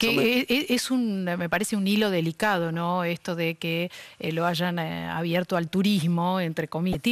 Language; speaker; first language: Spanish; native; Spanish